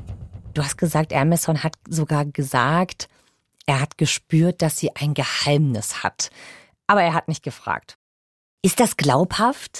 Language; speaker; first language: German; native; German